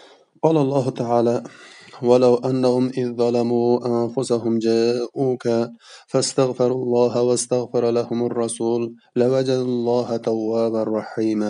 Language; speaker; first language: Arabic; non-native, fluent; Uzbek